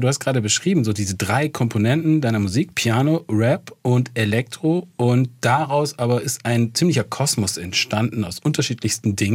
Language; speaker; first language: German; native; German